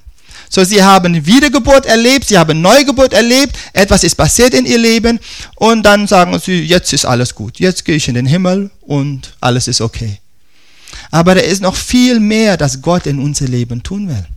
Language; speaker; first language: German; non-native, fluent; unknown